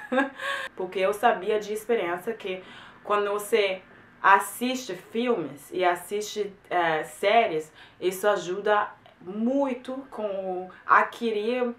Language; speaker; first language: Portuguese; non-native, fluent; German